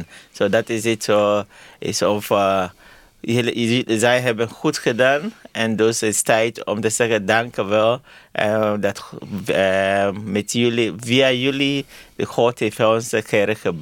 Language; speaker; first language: Dutch; non-native, learner; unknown